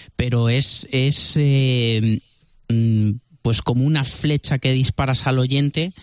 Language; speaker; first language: Spanish; native; Spanish